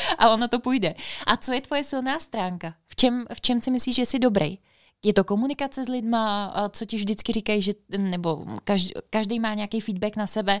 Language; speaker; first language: Czech; native; Czech